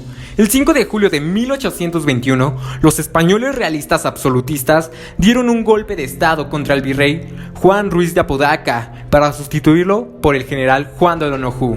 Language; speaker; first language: Spanish; native; Spanish